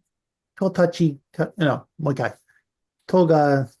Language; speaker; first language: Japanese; non-native, learner; English